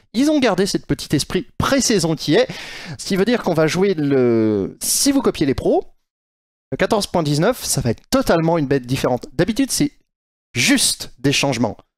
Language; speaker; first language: French; native; French